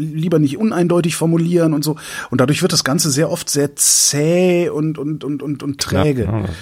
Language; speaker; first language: German; native; German